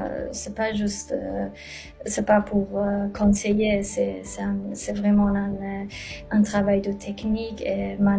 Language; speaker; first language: French; non-native, learner; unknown